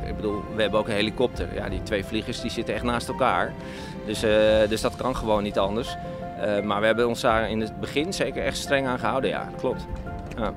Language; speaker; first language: Dutch; native; Dutch